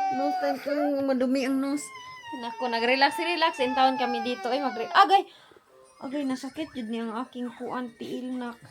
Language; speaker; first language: Filipino; non-native, local second language; Cebuano